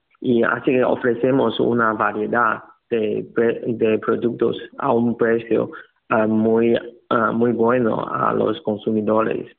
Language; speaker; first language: Spanish; non-native, learner; Chinese